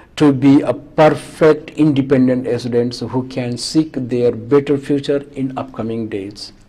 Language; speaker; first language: English; non-native, local second language; Nepali